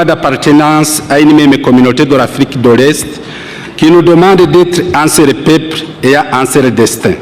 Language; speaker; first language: French; non-native, local second language; Rundi